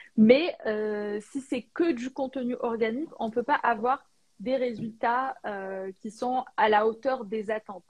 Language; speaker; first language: French; non-native, local second language; Arabic